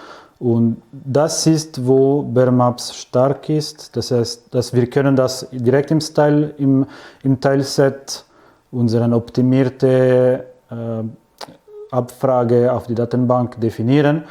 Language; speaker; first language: German; non-native, fluent; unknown